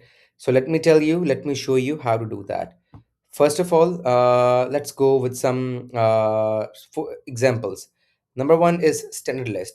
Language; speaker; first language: English; non-native, local second language; Urdu